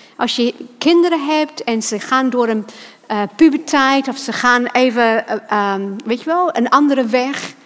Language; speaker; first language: Dutch; non-native, fluent; English